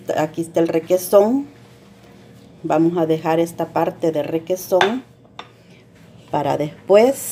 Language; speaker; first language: Spanish; native; Spanish